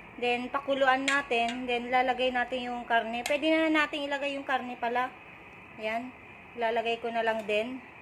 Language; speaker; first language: Filipino; non-native, local second language; Iloko